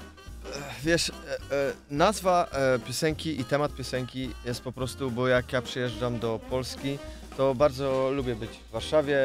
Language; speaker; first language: Polish; early bilingual, other home language; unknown